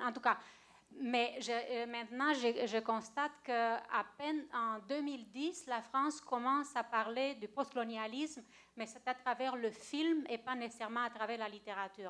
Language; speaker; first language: French; non-native, fluent; Romanian